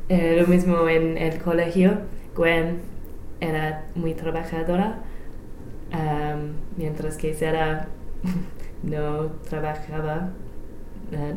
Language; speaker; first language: Spanish; non-native, learner; English